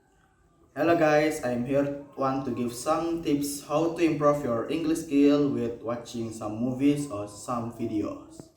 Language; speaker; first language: English; non-native, learner; Indonesian